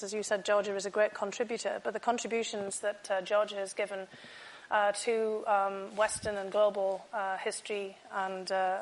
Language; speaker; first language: English; native; English